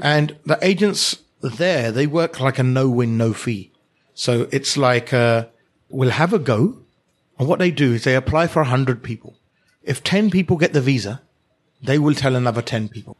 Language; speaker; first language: English; early bilingual, other home language; Hindi